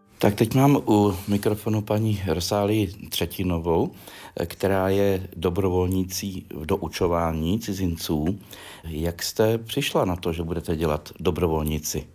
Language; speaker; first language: Czech; native; Czech